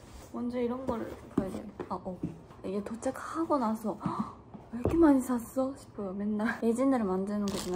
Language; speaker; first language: Korean; non-native, fluent; Japanese